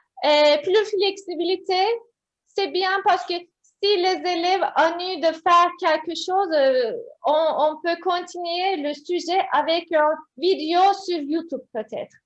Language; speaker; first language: French; non-native, fluent; Turkish